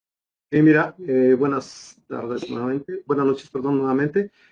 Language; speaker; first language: Spanish; native; Spanish